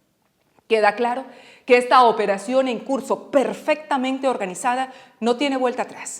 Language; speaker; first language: Spanish; native; Spanish